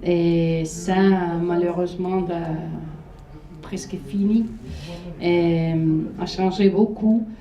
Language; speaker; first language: French; non-native, fluent; Spanish